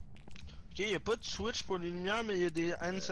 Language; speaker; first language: French; native; French